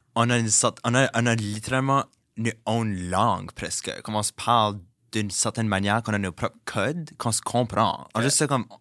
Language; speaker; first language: French; native; French